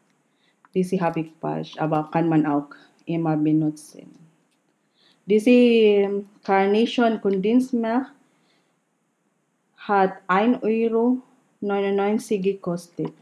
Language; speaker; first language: German; non-native, learner; Filipino